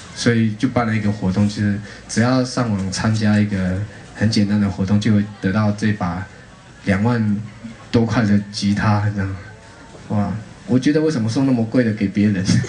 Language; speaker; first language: Chinese; non-native, local second language; Amis